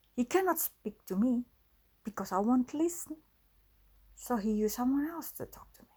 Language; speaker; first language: English; non-native, fluent; Indonesian